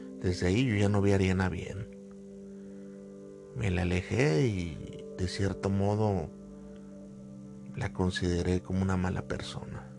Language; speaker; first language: Spanish; native; Spanish